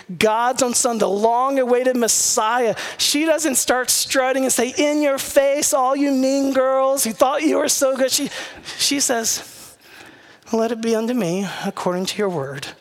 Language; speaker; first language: English; native; English